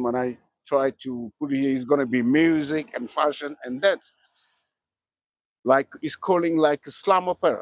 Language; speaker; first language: English; non-native, learner; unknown